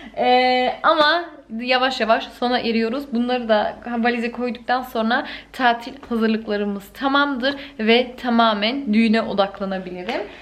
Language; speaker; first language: Turkish; early bilingual, heritage; Turkish